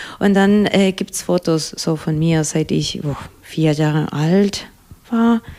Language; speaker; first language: German; non-native, fluent; Spanish